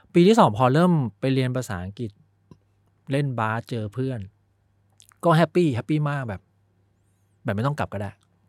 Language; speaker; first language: Thai; early bilingual, other home language; Chinese